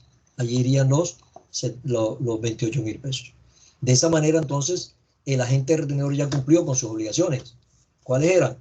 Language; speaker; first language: Spanish; native; Spanish